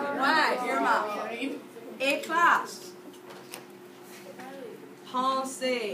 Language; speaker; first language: French; non-native, fluent; English